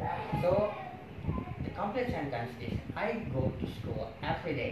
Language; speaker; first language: English; non-native, learner; Indonesian